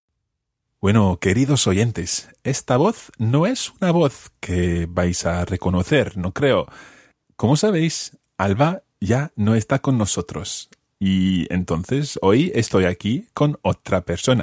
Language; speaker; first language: Spanish; non-native, fluent; English